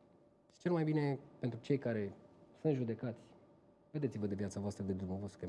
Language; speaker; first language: Romanian; native; Romanian